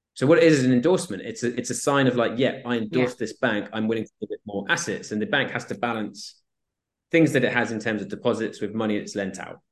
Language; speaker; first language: English; native; English